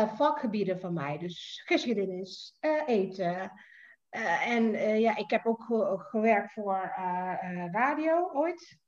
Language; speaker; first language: Dutch; non-native, fluent; Indonesian